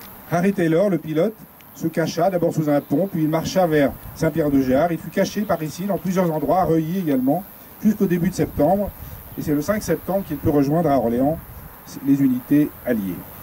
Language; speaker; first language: French; native; French